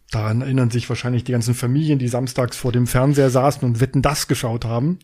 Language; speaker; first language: German; native; German